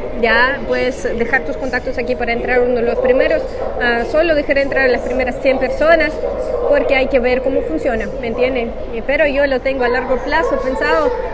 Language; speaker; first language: Spanish; non-native, fluent; Russian